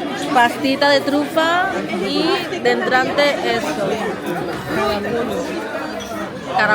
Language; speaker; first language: Spanish; non-native, learner; Filipino